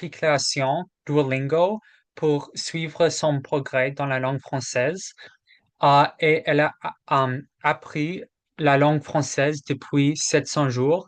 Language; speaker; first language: French; non-native, learner; English